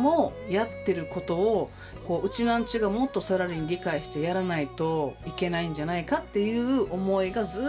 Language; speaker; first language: Japanese; native; Japanese